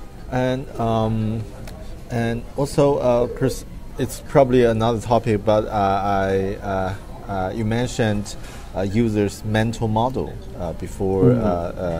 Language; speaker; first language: English; non-native, fluent; Chinese